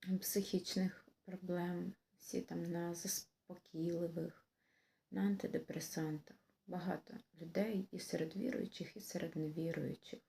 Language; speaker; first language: Ukrainian; native; Ukrainian